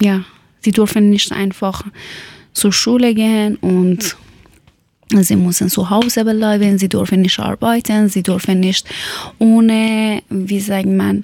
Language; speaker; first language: German; non-native, learner; Persian